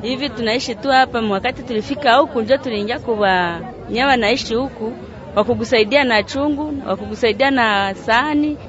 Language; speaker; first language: Swahili; non-native, local second language; Kinyarwanda